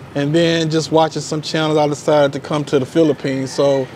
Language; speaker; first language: English; native; English